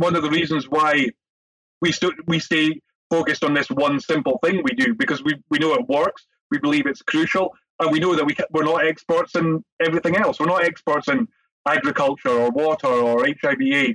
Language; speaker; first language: English; native; English